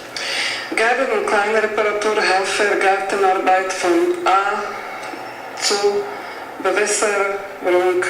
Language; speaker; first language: German; non-native, learner; Slovak